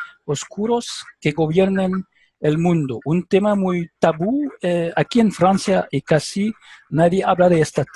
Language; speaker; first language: Spanish; non-native, learner; French